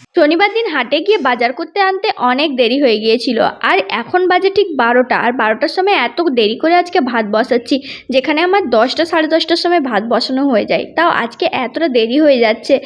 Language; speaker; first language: Bangla; non-native, local second language; Santali